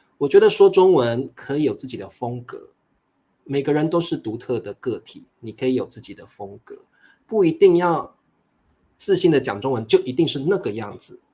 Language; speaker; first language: Chinese; native; Chinese